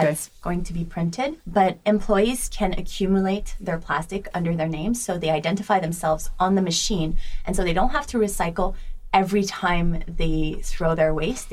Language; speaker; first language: English; native; English